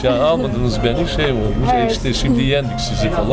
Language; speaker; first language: Turkish; non-native, fluent; Serbian